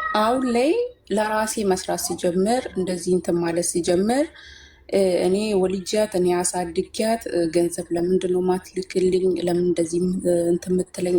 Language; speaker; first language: Amharic; native; Amharic